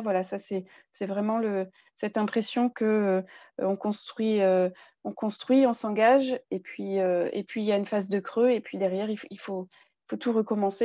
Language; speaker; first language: French; native; French